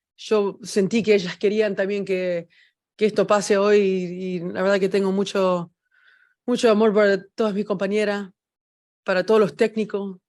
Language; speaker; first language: Spanish; early bilingual, heritage; Spanish